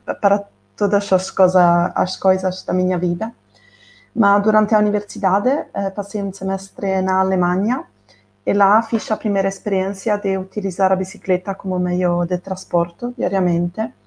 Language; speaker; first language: Portuguese; non-native, fluent; Italian